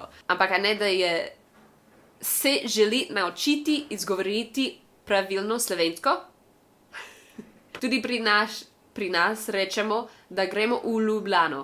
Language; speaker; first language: Slovenian; non-native, learner; English